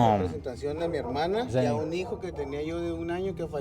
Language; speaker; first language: Spanish; native; Spanish